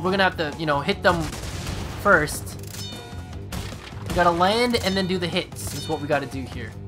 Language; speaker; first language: English; native; English